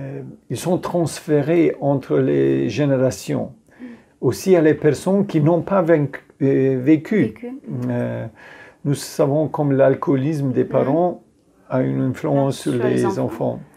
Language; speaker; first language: French; non-native, fluent; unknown